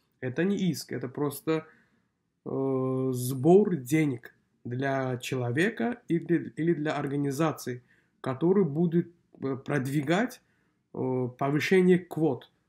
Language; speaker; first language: Russian; non-native, local second language; Uzbek